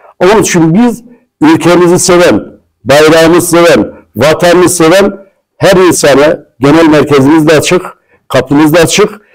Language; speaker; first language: Turkish; non-native, local second language; Kurdish